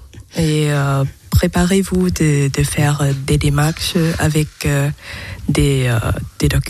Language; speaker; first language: French; non-native, learner; Thai